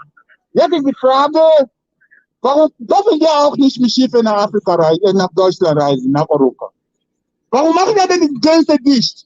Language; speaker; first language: German; non-native, fluent; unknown